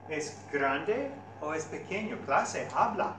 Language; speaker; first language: Spanish; non-native, fluent; English